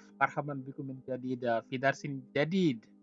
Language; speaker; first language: Arabic; non-native, fluent; Wolof